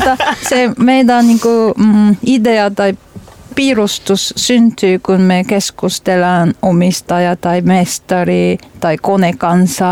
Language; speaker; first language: Finnish; non-native, learner; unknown